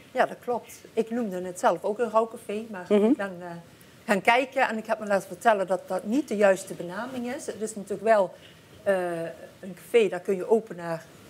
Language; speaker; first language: Dutch; native; Dutch